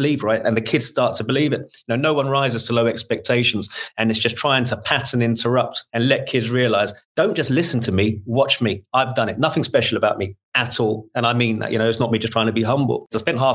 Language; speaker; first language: English; native; English